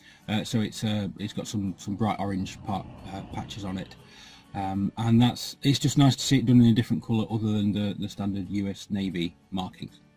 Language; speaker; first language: English; native; English